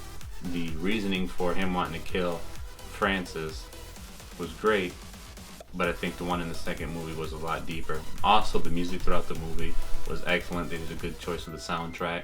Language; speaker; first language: English; native; English